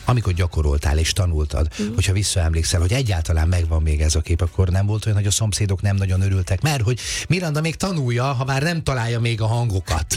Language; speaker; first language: Hungarian; native; Hungarian